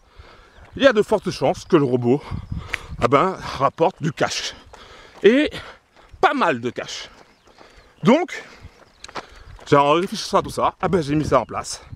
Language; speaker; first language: French; native; French